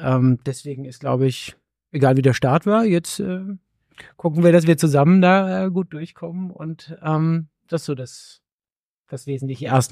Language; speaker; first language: German; native; German